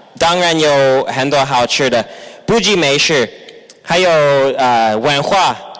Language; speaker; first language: Chinese; non-native, fluent; English